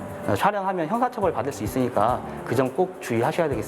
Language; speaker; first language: Korean; native; Korean